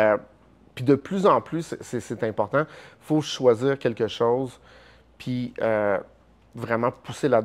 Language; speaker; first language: French; native; French